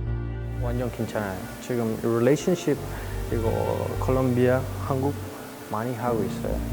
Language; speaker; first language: Korean; non-native, learner; Spanish